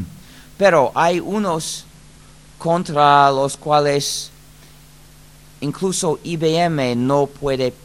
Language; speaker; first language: Spanish; non-native, fluent; English